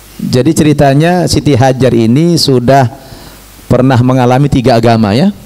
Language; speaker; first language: Indonesian; native; Indonesian